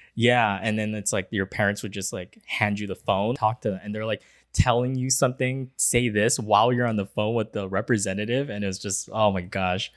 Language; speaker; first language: English; early bilingual, other home language; Chinese